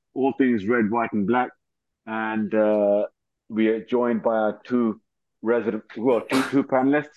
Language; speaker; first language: English; native; English